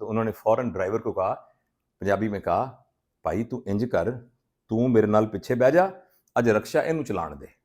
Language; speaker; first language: Urdu; non-native, local second language; Punjabi